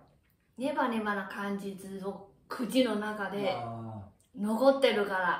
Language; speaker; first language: Japanese; non-native, learner; Chinese